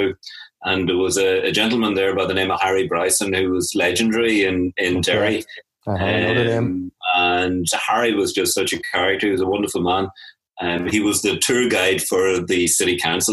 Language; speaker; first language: English; native; English